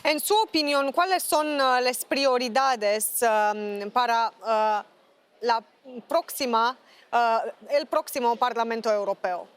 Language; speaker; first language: Spanish; non-native, fluent; Romanian